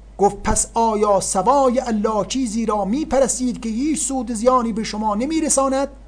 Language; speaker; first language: Persian; native; Persian